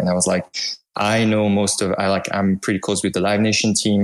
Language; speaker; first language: English; non-native, fluent; French